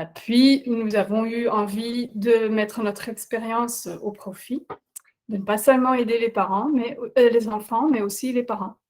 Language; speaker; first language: French; non-native, fluent; Dutch